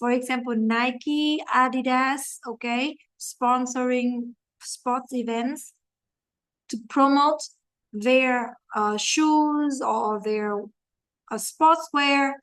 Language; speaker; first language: English; non-native, fluent; Vietnamese